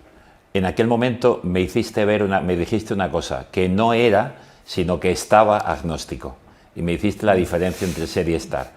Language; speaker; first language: Spanish; native; Spanish